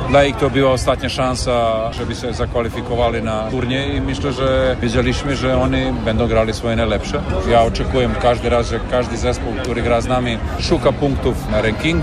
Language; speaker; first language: Polish; non-native, learner; Serbian